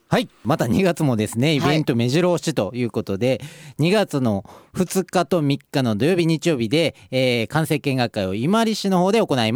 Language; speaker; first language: Japanese; native; Japanese